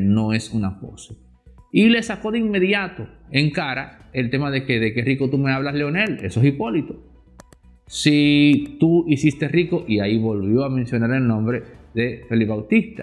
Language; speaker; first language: Spanish; native; Spanish